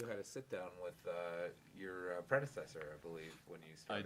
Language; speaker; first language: English; native; English